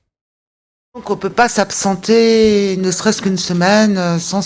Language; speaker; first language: French; native; French